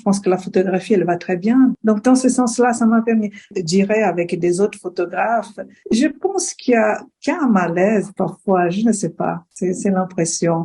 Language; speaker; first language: French; non-native, fluent; Portuguese